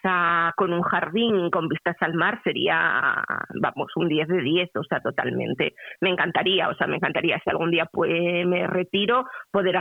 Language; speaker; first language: Spanish; native; Spanish